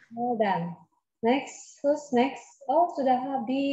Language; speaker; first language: English; non-native, fluent; Indonesian